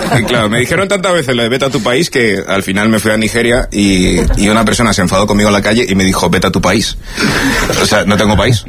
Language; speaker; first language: Spanish; early bilingual, other home language; English